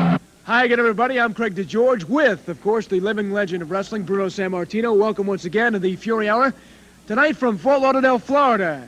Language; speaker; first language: English; native; English